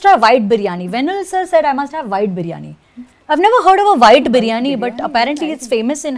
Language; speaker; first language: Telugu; non-native, learner; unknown